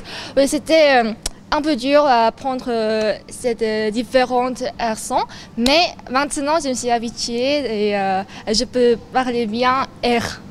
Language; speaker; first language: French; non-native, learner; Korean